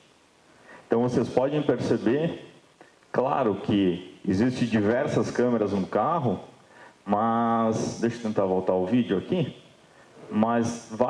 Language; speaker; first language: Portuguese; native; Portuguese